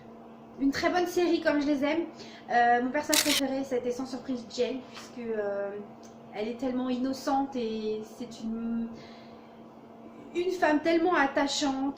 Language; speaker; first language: French; native; French